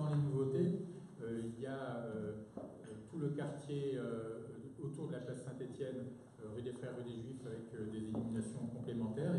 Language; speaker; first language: French; native; French